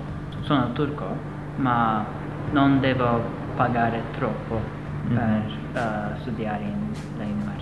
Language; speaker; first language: Italian; non-native, learner; Turkish